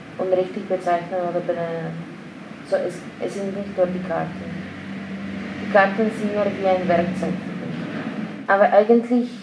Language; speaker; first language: German; non-native, fluent; Slovak